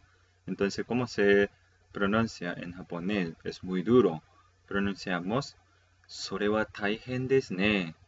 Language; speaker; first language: Spanish; non-native, fluent; Korean